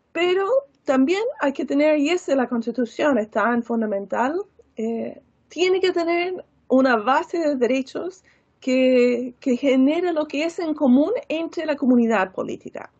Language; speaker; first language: Spanish; non-native, fluent; English